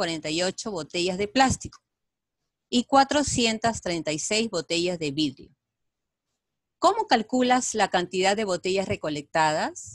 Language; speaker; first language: Spanish; native; Spanish